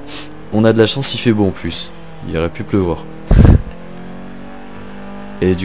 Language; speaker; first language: French; native; French